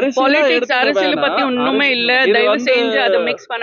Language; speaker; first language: Tamil; non-native, local second language; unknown